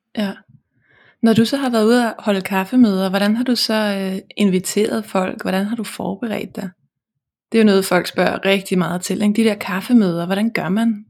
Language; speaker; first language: Danish; native; Danish